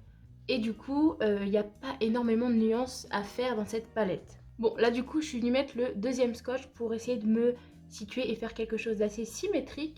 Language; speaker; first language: French; native; French